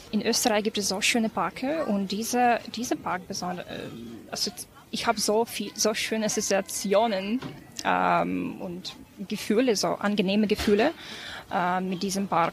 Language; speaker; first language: German; non-native, fluent; Ukrainian